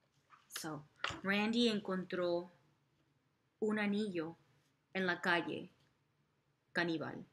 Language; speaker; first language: Spanish; non-native, fluent; English